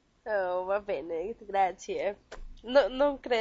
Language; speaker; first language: Italian; non-native, learner; Spanish